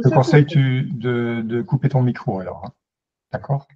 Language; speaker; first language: French; native; French